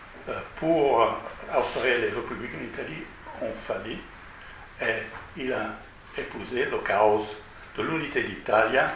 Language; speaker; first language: French; non-native, fluent; Italian